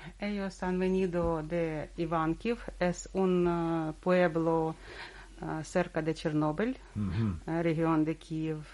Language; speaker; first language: Spanish; non-native, learner; Russian